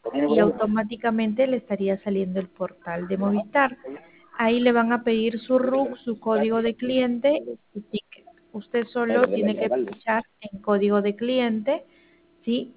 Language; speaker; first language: Spanish; native; Spanish